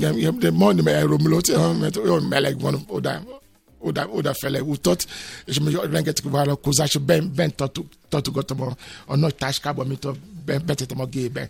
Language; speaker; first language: Hungarian; non-native, fluent; Yoruba